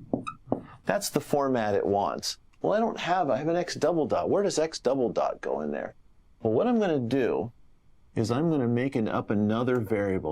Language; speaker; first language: English; native; English